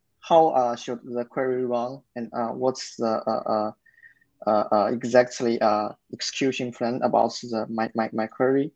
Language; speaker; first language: English; non-native, learner; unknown